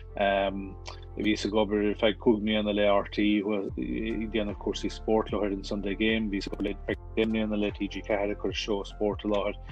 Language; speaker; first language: Irish; native; Irish